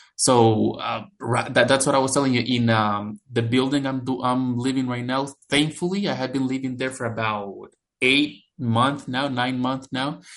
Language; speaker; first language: English; non-native, fluent; Spanish